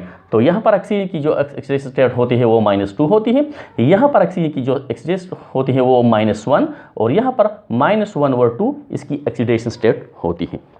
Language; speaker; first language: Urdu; non-native, local second language; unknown